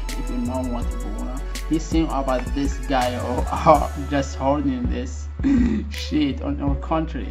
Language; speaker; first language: English; non-native, learner; Arabic